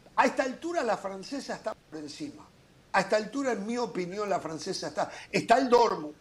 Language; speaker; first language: Spanish; native; Spanish